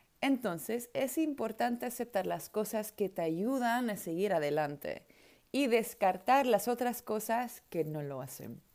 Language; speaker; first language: Spanish; non-native, fluent; Dutch